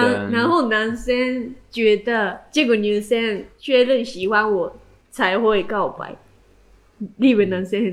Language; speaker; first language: Chinese; non-native, learner; Japanese